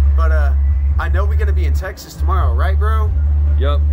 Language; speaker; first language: English; native; English